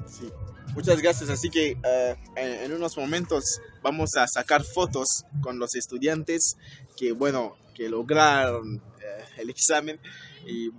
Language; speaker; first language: Spanish; non-native, fluent; French